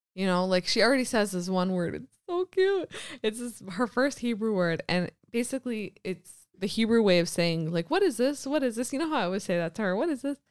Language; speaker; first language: English; native; English